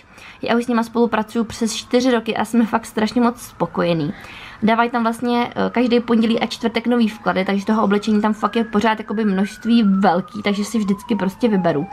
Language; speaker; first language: Czech; native; Czech